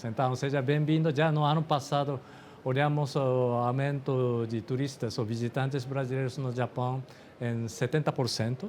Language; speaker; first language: Portuguese; non-native, fluent; Japanese